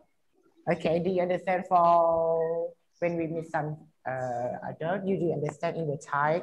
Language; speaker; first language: English; non-native, learner; Thai